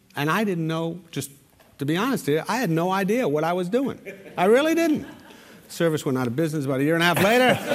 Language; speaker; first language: English; native; English